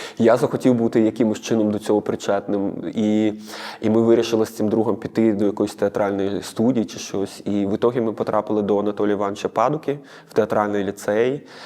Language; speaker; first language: Ukrainian; native; Ukrainian